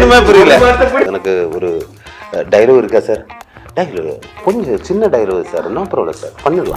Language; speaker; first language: Tamil; non-native, learner; Malayalam